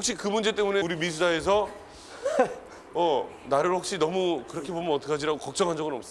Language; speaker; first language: Korean; native; Korean